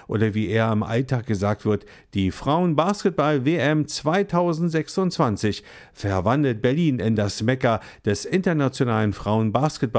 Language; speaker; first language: German; native; German